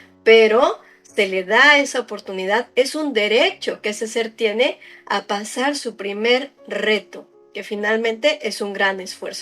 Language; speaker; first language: Spanish; native; Spanish